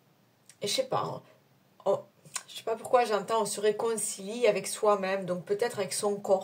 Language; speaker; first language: French; native; French